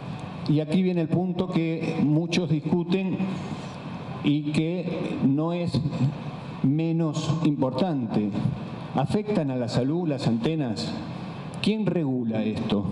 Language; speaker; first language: Spanish; native; Spanish